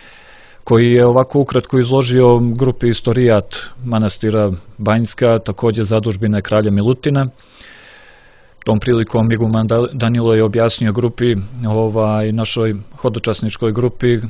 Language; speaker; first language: Croatian; native; Croatian